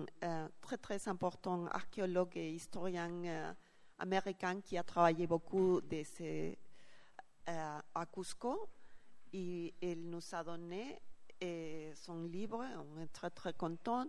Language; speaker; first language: French; non-native, learner; Spanish